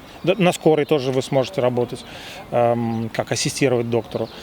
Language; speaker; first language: Russian; native; Russian